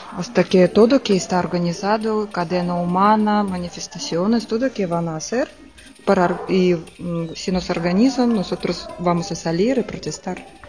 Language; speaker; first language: Spanish; non-native, learner; Russian